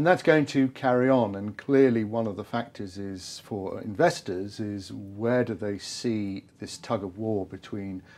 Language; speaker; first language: English; native; English